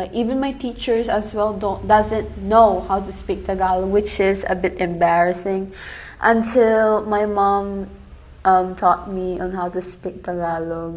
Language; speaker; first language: English; native; English